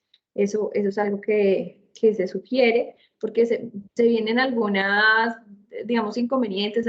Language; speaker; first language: Spanish; native; Spanish